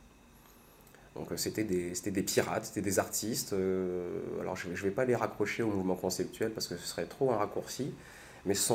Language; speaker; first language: French; native; French